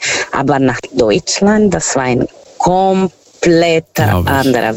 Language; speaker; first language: German; non-native, fluent; Portuguese